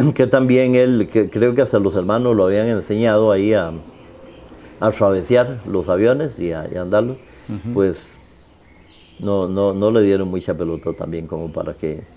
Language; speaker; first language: Spanish; native; Spanish